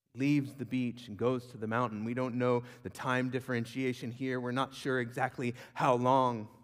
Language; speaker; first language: English; native; English